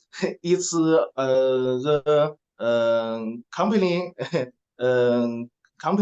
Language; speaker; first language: English; non-native, learner; Chinese